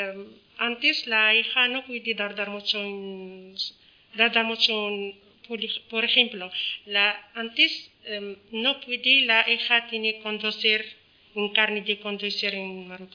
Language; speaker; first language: Spanish; non-native, learner; Arabic